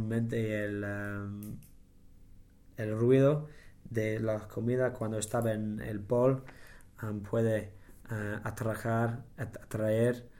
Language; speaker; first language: Spanish; non-native, learner; English